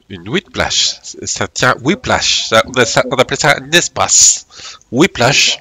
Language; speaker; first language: French; native; French